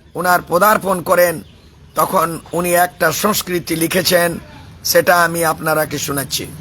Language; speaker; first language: Bangla; non-native, local second language; Santali